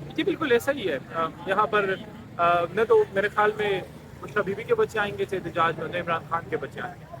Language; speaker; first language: Urdu; non-native, local second language; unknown